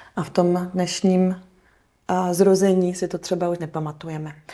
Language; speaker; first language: Czech; native; Czech